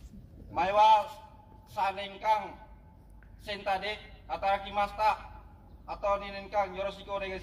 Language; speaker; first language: Japanese; non-native, learner; Indonesian